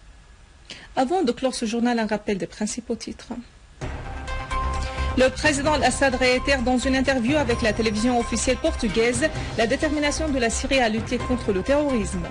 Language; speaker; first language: French; non-native, fluent; Arabic